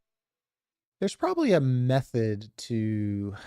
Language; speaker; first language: English; native; English